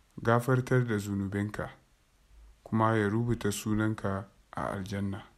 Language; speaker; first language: Hausa; non-native, local second language; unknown